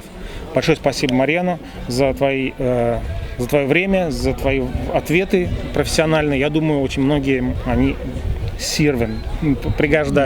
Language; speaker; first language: Russian; native; Russian